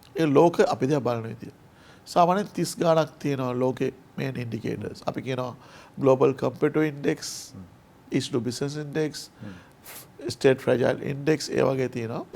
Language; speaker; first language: Sinhala; native; Sinhala